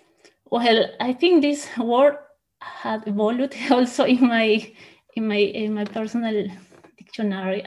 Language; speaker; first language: English; non-native, fluent; Spanish